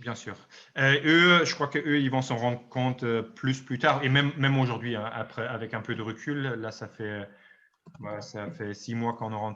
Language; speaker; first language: French; non-native, fluent; German